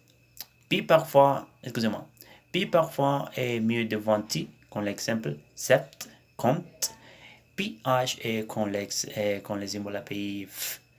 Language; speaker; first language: French; non-native, learner; Spanish